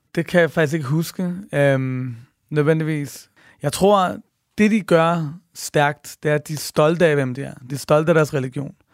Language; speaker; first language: Danish; early bilingual, other home language; Persian